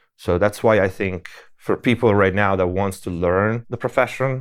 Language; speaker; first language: English; non-native, fluent; Italian